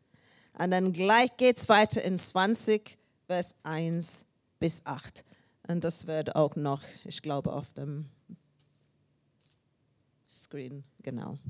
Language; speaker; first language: German; non-native, learner; English